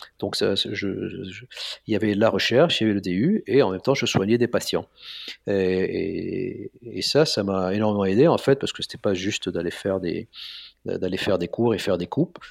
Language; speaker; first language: French; non-native, local second language; Arabic